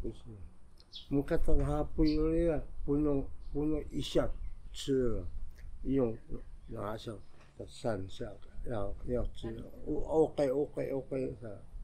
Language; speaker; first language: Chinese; non-native, local second language; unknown